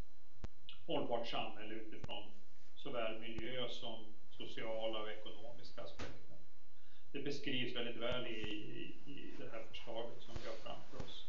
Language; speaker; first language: Swedish; native; Swedish